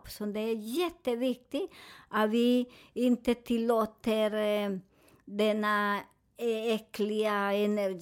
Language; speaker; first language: Swedish; non-native, fluent; Spanish